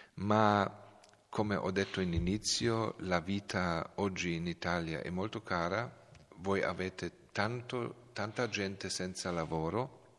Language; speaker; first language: Italian; non-native, learner; Serbian